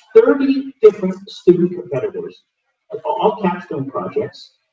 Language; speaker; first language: English; native; English